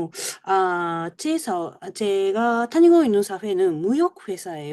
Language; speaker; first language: Korean; non-native, learner; Japanese